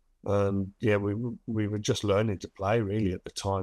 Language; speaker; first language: English; native; English